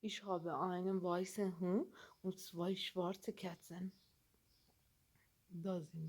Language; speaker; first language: German; non-native, learner; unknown